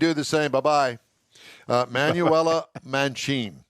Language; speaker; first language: English; native; English